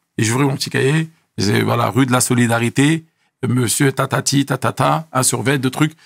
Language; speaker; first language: French; early bilingual, other home language; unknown